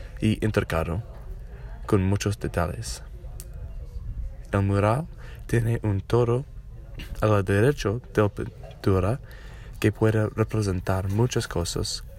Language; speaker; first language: Spanish; non-native, learner; English